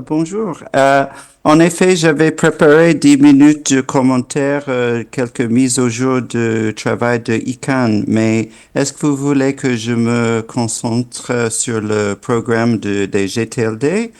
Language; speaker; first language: French; non-native, fluent; English